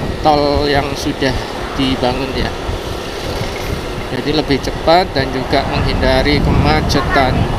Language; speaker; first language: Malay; non-native, local second language; Javanese